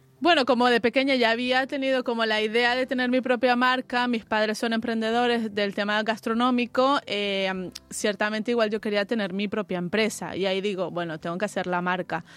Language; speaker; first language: Spanish; native; Spanish